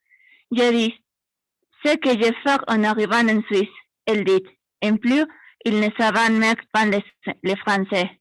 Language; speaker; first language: French; non-native, learner; Spanish